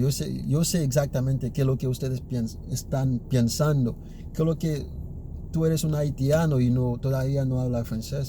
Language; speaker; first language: Spanish; early bilingual, other home language; Haitian Creole